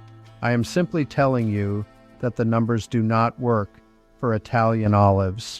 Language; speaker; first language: English; non-native, fluent; Italian